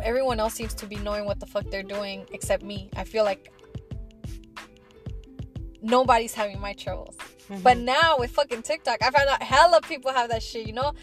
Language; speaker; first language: English; early bilingual, other home language; Spanish